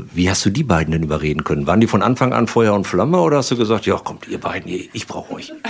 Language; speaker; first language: German; native; German